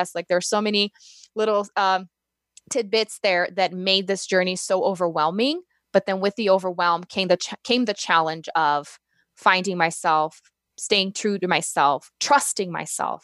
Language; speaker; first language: English; non-native, fluent; Portuguese